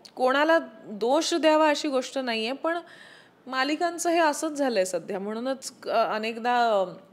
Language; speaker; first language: Marathi; native; Marathi